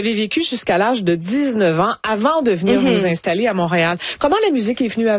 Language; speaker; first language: French; native; French